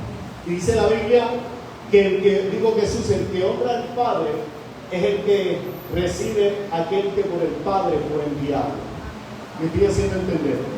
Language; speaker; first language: Spanish; native; Spanish